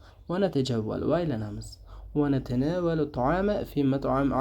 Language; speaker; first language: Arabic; non-native, fluent; Uzbek